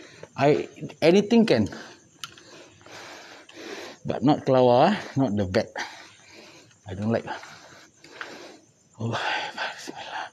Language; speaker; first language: English; non-native, local second language; Malay